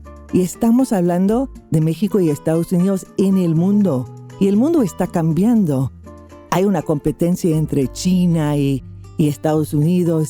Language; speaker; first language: Spanish; non-native, fluent; English